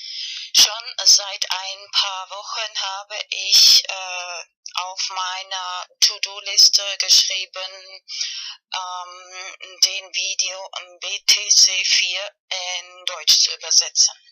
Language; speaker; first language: German; non-native, learner; Spanish